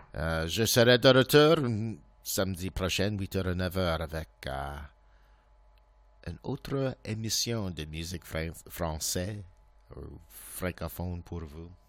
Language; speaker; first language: French; non-native, local second language; English